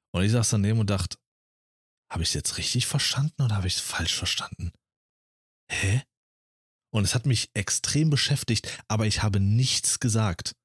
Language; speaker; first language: German; native; German